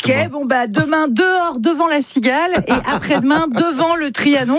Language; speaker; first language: French; native; French